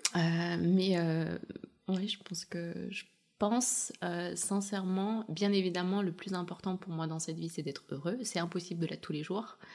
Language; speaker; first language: French; early bilingual, other home language; Russian